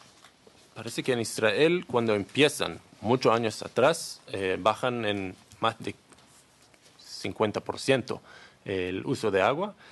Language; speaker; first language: Spanish; non-native, learner; Hebrew